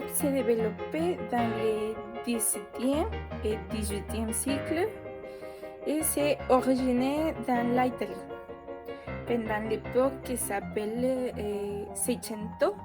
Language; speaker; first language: French; non-native, learner; Spanish